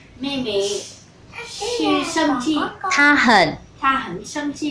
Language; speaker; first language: Chinese; non-native, learner; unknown